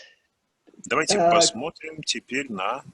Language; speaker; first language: Russian; native; Russian